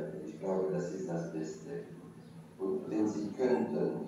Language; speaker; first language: German; non-native, learner; French